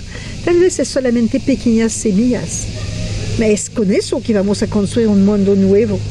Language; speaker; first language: Spanish; non-native, fluent; French